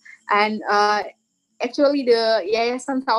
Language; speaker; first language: English; non-native, learner; Indonesian